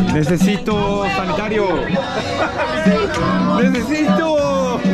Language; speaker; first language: Spanish; non-native, learner; Korean